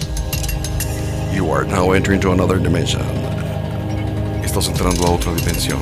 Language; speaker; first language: Spanish; native; Spanish